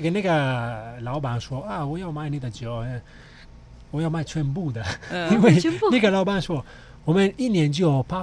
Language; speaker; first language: Chinese; non-native, fluent; Italian